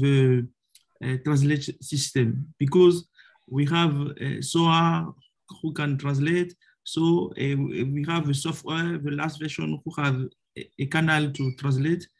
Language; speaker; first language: English; non-native, learner; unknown